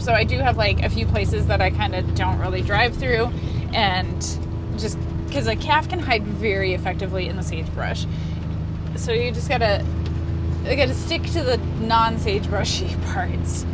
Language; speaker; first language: English; native; English